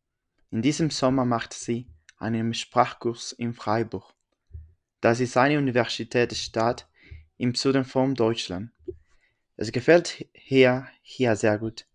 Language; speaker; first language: German; non-native, learner; French